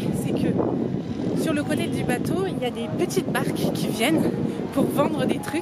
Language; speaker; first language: French; native; French